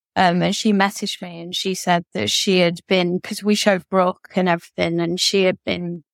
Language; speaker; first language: English; native; English